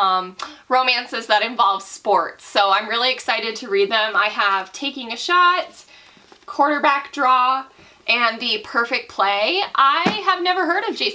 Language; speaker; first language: English; native; English